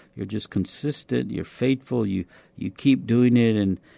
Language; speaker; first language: English; native; English